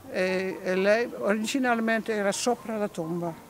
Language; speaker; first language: Italian; non-native, learner; Dutch